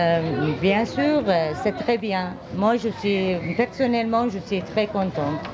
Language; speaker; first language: French; non-native, fluent; Persian